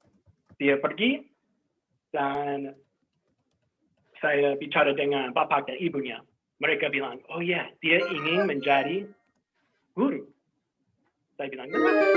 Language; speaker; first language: Indonesian; non-native, fluent; English